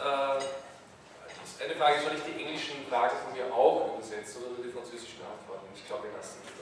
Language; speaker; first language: German; native; German